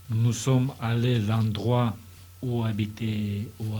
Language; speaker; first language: French; non-native, learner; Russian